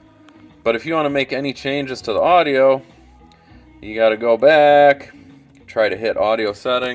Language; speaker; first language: English; native; English